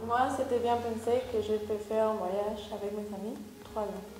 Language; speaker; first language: French; non-native, learner; Spanish